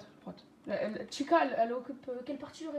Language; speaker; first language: French; native; French